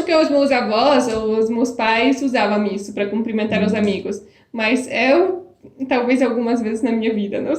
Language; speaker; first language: Portuguese; non-native, fluent; Polish